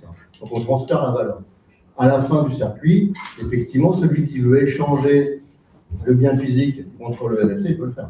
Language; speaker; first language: French; native; French